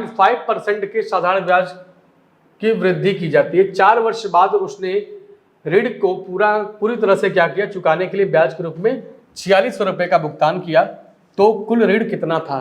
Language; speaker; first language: Hindi; native; Hindi